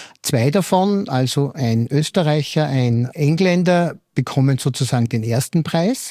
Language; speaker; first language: German; native; German